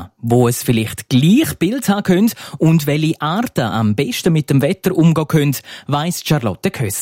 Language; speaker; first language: German; native; German